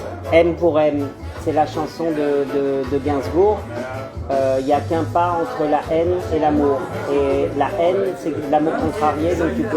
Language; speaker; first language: French; native; French